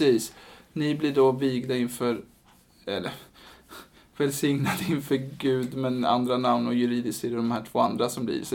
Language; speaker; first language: Swedish; native; Swedish